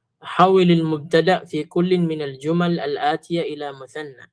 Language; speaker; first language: Arabic; non-native, fluent; Filipino